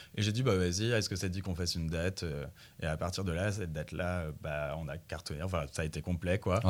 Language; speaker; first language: French; native; French